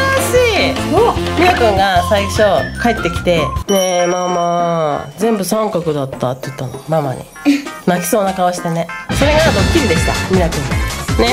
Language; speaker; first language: Japanese; native; Japanese